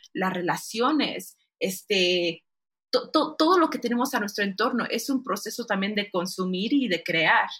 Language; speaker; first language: Spanish; early bilingual, heritage; Spanish